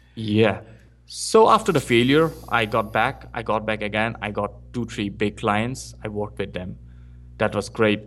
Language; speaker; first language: English; non-native, local second language; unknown